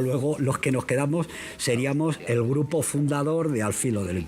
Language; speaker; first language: Spanish; native; Spanish